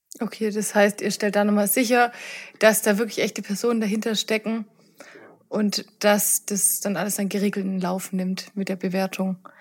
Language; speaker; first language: German; native; German